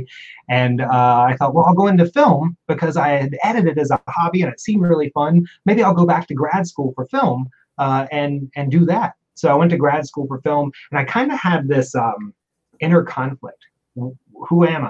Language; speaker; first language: English; native; English